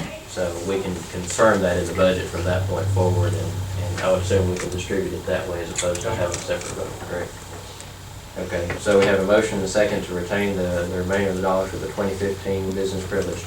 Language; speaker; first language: English; native; English